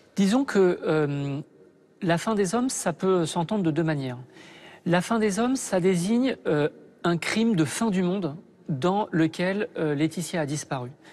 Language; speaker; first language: French; native; French